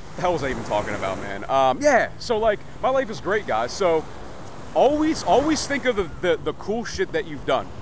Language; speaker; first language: English; native; English